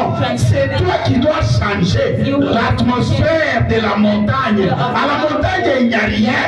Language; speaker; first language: French; non-native, local second language; Lingala